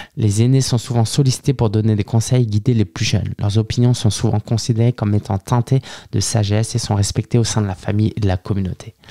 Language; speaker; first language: French; early bilingual, other home language; Chinese